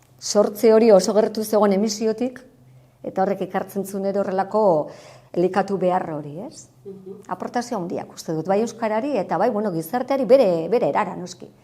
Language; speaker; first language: Basque; native; Basque